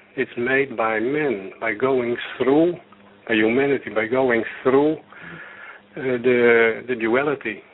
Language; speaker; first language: English; non-native, fluent; Dutch